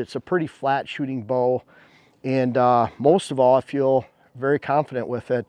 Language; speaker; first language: English; native; English